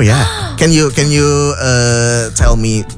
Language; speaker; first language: English; non-native, fluent; Indonesian